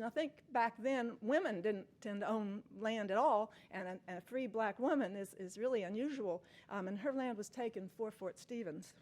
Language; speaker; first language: English; native; English